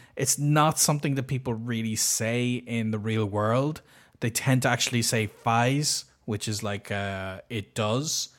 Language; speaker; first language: English; native; English